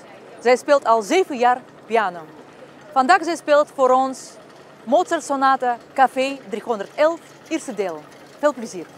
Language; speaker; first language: Dutch; non-native, fluent; Russian